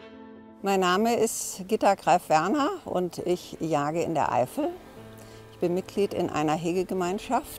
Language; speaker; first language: German; native; German